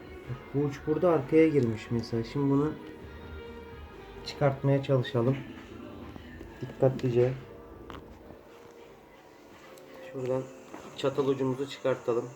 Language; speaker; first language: Turkish; native; Turkish